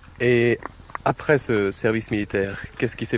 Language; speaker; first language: French; native; French